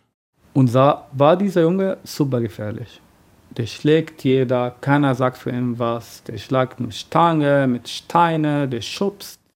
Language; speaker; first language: German; non-native, learner; Arabic